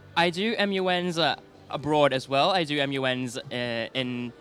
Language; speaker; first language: English; non-native, fluent; Thai